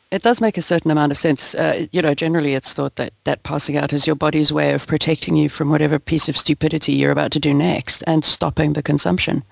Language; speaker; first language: English; native; English